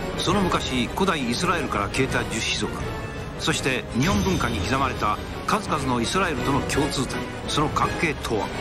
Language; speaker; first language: Japanese; native; Japanese